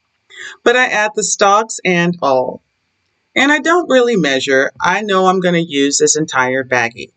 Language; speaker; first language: English; native; English